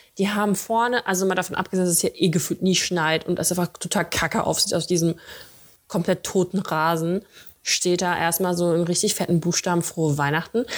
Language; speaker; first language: German; early bilingual, other home language; Russian